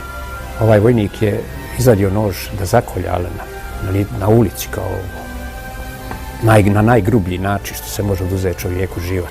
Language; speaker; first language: Bosnian; native; Bosnian